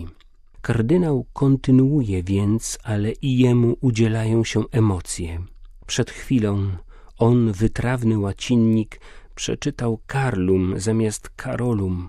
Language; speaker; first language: Polish; native; Polish